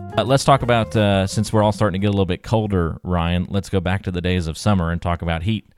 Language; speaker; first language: English; native; English